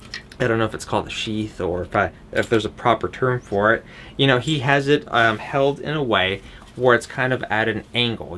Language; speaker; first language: English; native; English